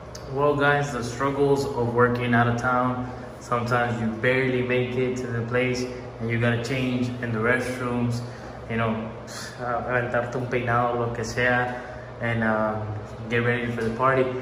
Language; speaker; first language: English; early bilingual, other home language; Spanish